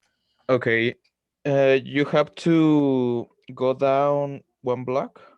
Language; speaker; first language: English; non-native, learner; Spanish